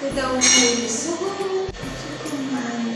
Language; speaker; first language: Korean; non-native, learner; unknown